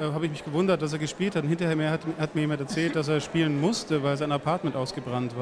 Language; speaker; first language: German; native; German